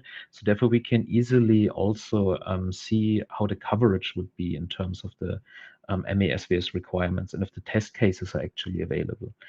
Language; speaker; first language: English; non-native, fluent; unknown